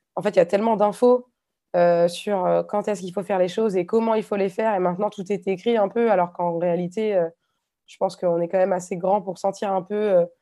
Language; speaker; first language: French; native; French